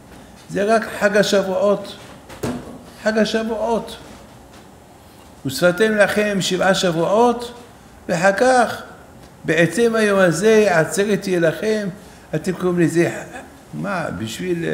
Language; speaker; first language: Hebrew; non-native, fluent; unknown